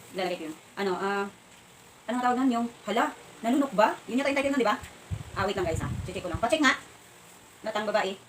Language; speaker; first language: Filipino; non-native, local second language; Cebuano